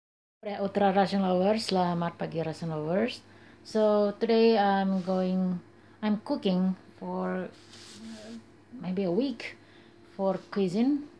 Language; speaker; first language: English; non-native, learner; Indonesian